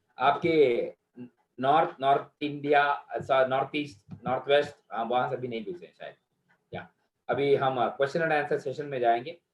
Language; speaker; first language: Hindi; non-native, local second language; Kannada